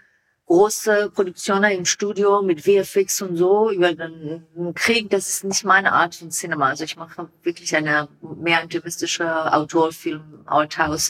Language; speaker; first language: German; non-native, learner; Persian